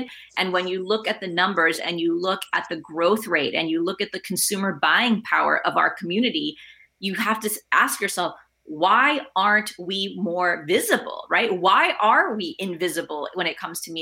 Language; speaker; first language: English; early bilingual, other home language; Spanish